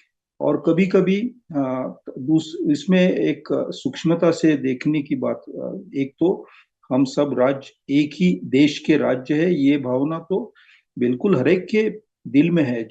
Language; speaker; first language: Hindi; non-native, local second language; Marathi